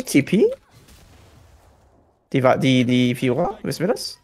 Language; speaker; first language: German; native; German